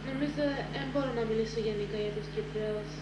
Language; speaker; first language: Greek; early bilingual, heritage; Greek